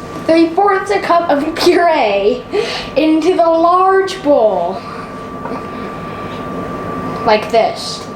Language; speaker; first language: English; native; English